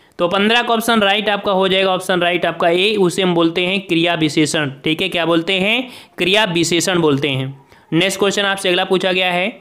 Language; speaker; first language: Hindi; native; Hindi